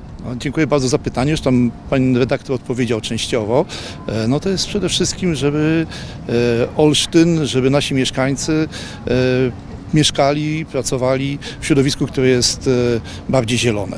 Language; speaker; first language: Polish; native; Polish